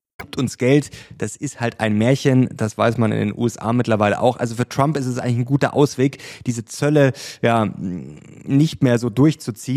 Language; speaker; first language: German; native; German